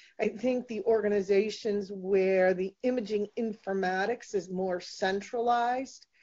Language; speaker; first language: English; native; English